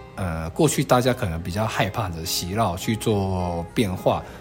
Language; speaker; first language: Chinese; native; Chinese